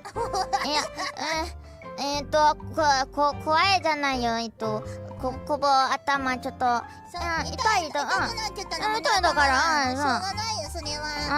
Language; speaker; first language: Japanese; non-native, learner; Indonesian